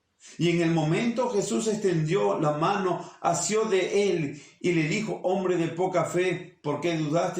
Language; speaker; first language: Spanish; native; Spanish